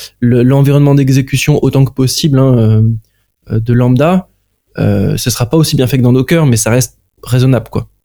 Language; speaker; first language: French; native; French